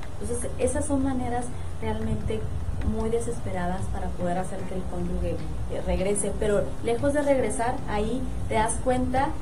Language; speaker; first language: Spanish; native; Spanish